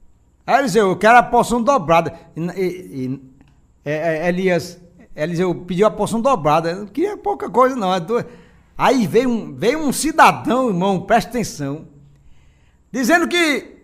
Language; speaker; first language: Portuguese; native; Portuguese